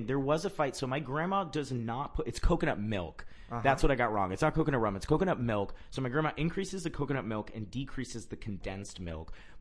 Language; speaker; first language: English; early bilingual, other home language; Spanish